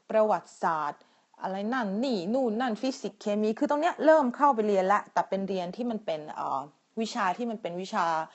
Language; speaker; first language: Thai; native; Thai